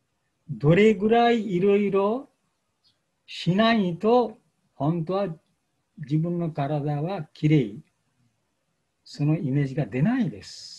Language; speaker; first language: Japanese; non-native, fluent; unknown